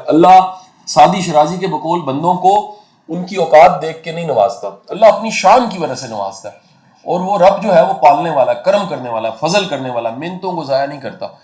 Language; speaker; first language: Urdu; non-native, local second language; Punjabi